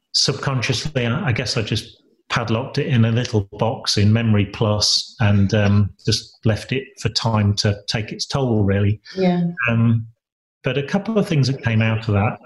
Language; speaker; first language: English; native; English